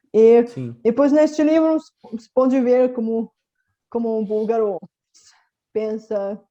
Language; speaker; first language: Portuguese; non-native, fluent; Bulgarian